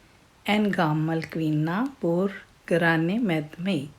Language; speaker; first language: Swedish; non-native, fluent; Urdu